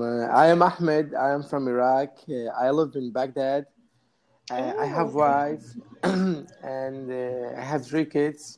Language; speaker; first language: English; non-native, learner; Arabic